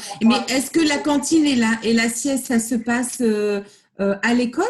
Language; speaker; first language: French; native; French